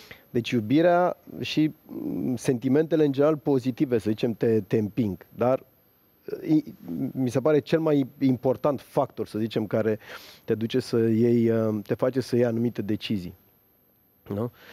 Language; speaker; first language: Romanian; native; Romanian